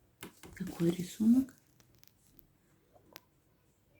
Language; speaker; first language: Russian; non-native, local second language; Tajik